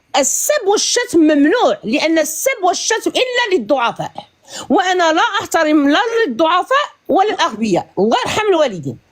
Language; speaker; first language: Arabic; native; Arabic